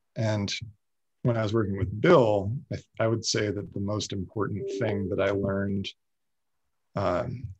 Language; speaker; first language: English; native; English